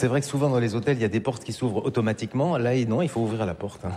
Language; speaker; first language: French; native; French